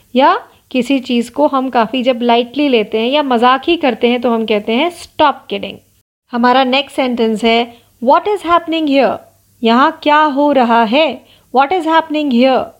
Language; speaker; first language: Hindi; non-native, local second language; Marathi